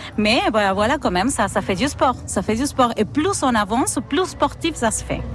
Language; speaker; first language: French; non-native, fluent; Spanish